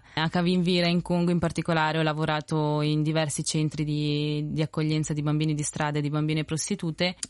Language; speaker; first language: Italian; early bilingual, other home language; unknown